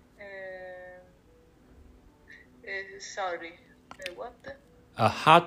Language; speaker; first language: English; non-native, learner; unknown